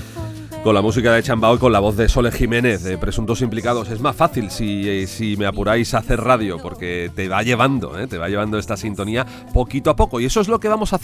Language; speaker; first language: Spanish; native; Spanish